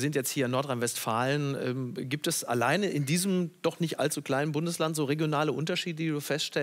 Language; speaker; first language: German; native; German